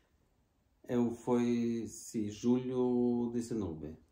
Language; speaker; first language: Portuguese; non-native, fluent; Norwegian